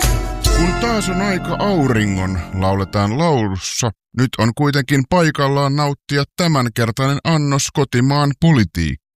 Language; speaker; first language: Finnish; native; Finnish